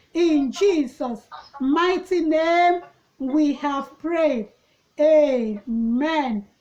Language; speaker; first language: English; non-native, local second language; Yoruba